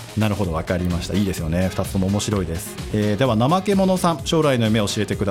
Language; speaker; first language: Japanese; native; Japanese